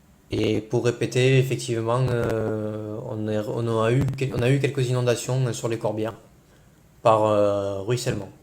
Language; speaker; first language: French; native; French